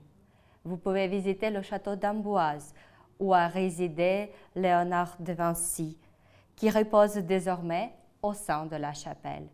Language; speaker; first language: French; non-native, fluent; Ukrainian